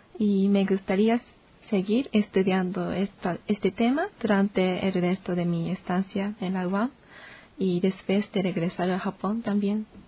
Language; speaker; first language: Spanish; non-native, fluent; Japanese